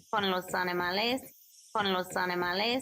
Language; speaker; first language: Spanish; non-native, learner; English